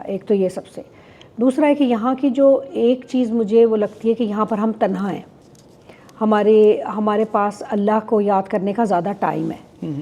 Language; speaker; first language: Urdu; native; Urdu